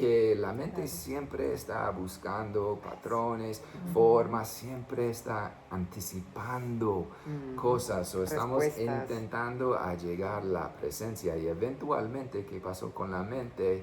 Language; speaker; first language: Spanish; non-native, fluent; English